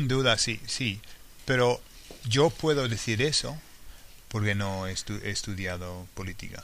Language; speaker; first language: Spanish; non-native, fluent; English